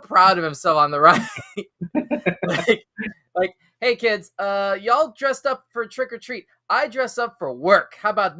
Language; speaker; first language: English; native; English